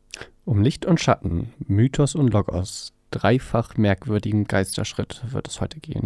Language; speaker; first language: German; native; German